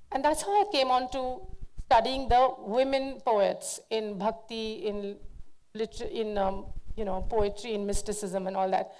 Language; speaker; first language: English; non-native, local second language; Hindi